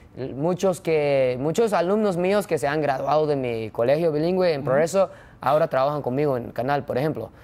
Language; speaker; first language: Spanish; non-native, fluent; Japanese